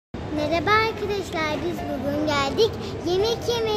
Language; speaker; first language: Turkish; early bilingual, other home language; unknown